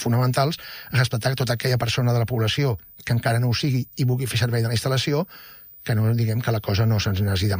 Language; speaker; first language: Catalan; native; Catalan